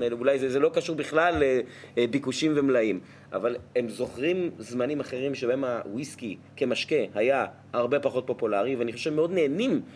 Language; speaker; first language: Hebrew; native; Hebrew